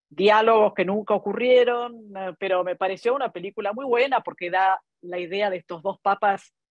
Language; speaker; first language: Spanish; non-native, local second language; Italian